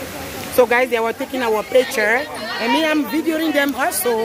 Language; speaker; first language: English; non-native, learner; French